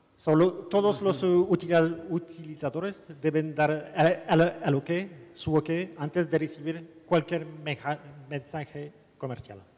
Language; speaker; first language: Spanish; non-native, learner; French